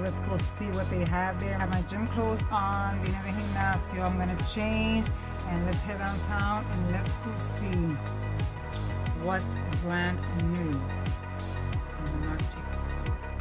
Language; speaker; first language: English; early bilingual, other home language; Spanish